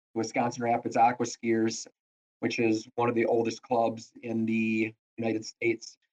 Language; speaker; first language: English; native; English